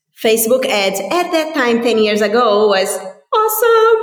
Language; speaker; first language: English; non-native, fluent; Portuguese